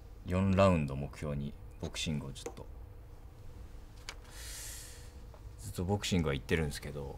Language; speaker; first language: Japanese; native; Japanese